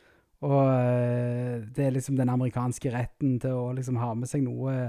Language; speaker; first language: Norwegian; native; Norwegian